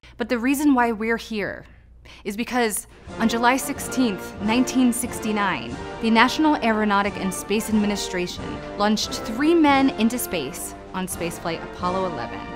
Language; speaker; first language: English; native; English